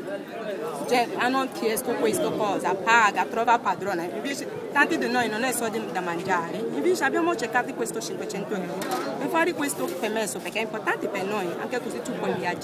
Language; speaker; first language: Italian; non-native, learner; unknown